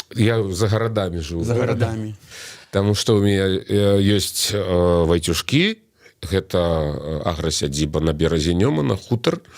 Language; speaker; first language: Belarusian; native; Belarusian